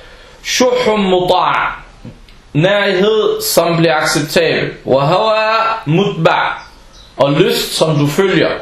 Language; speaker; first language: Danish; early bilingual, other home language; Arabic